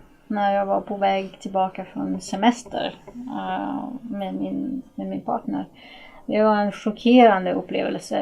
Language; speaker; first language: Swedish; non-native, fluent; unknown